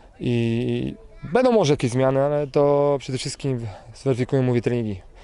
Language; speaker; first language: Polish; native; Polish